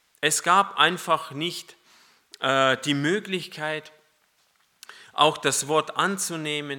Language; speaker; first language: German; non-native, fluent; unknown